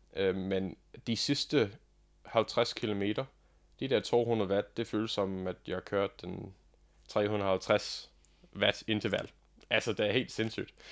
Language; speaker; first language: Danish; non-native, fluent; English